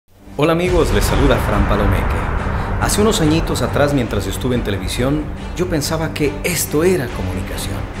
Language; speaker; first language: Spanish; native; Spanish